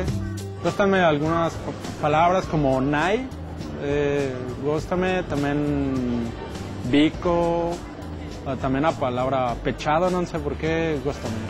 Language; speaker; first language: Galician; non-native, learner; Spanish